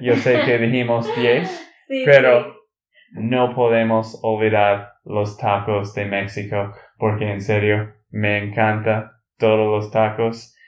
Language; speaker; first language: Spanish; non-native, learner; English